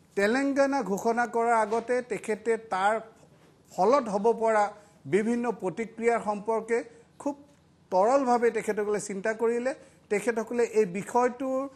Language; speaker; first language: Assamese; native; Assamese